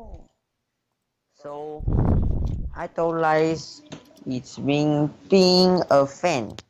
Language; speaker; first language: English; non-native, learner; Chinese